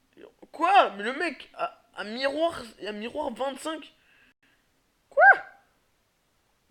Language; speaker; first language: French; native; French